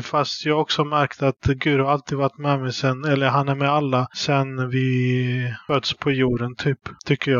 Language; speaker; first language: Swedish; early bilingual, other home language; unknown